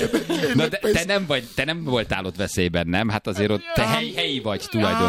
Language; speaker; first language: Hungarian; native; Hungarian